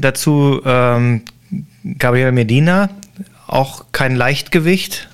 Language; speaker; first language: German; native; German